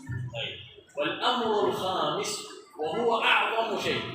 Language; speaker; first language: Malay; non-native, learner; Arabic